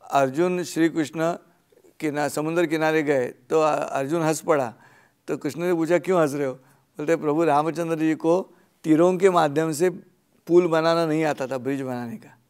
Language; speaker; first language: Hindi; non-native, local second language; Marathi